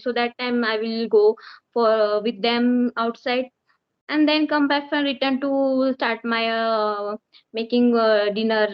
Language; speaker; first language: English; non-native, learner; Marathi